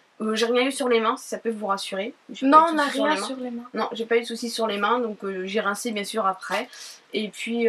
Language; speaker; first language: French; native; French